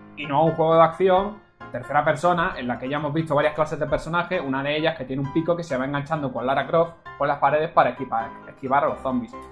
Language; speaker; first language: Spanish; native; Spanish